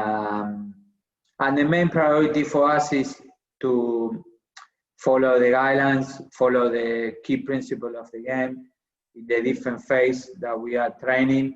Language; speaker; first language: English; non-native, fluent; Spanish